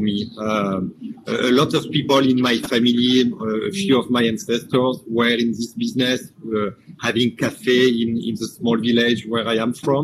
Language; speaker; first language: English; non-native, fluent; French